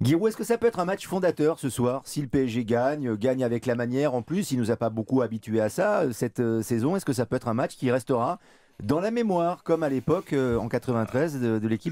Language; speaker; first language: French; native; French